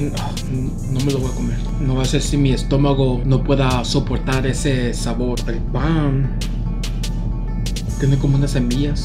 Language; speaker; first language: Spanish; early bilingual, other home language; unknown